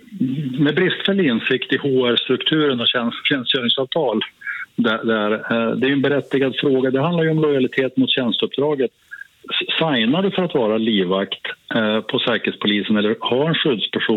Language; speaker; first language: Swedish; native; Swedish